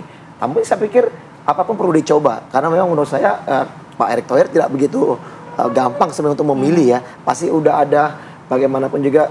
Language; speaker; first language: Indonesian; native; Indonesian